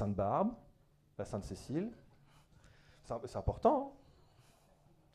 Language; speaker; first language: French; native; French